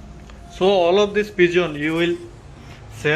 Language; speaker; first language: English; non-native, learner; Bangla